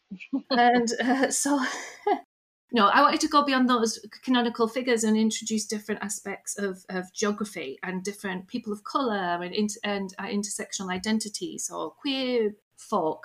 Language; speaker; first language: English; native; English